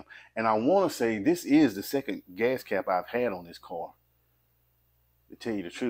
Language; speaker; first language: English; native; English